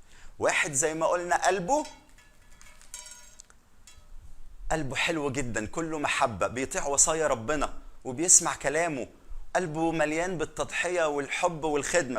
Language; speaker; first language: Arabic; native; Arabic